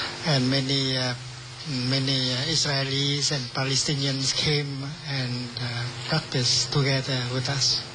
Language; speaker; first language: English; non-native, fluent; Vietnamese